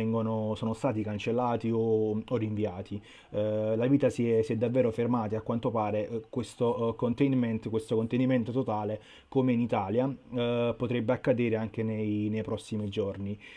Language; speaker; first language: Italian; native; Italian